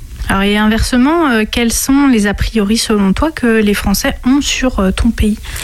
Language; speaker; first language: French; native; French